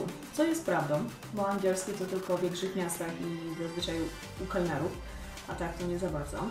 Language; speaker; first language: Polish; native; Polish